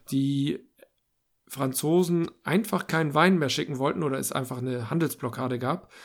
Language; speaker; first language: German; native; German